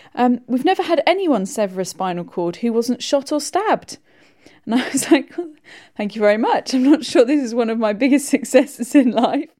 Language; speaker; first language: English; native; English